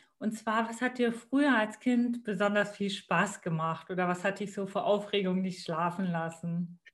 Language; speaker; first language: German; native; German